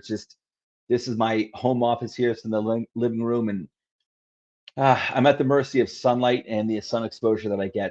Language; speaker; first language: English; native; English